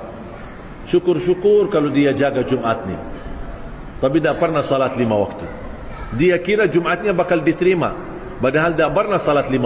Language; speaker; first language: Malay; non-native, fluent; Arabic